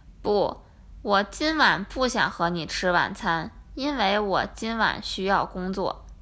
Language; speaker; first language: Chinese; non-native, learner; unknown